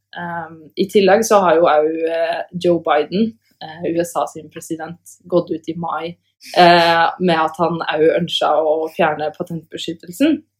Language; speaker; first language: Norwegian; native; Norwegian